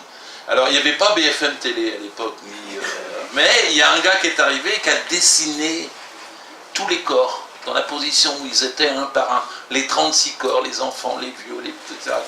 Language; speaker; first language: French; native; French